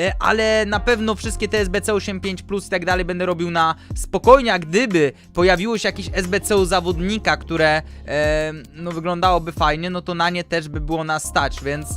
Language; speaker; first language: Polish; native; Polish